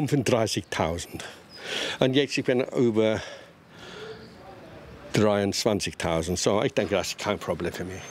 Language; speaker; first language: German; non-native, learner; English